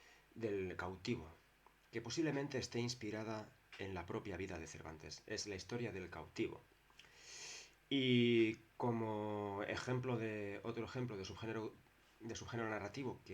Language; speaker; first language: Spanish; native; Spanish